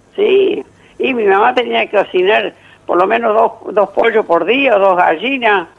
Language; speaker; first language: Spanish; native; Spanish